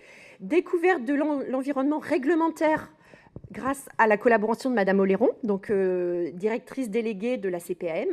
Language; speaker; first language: French; native; French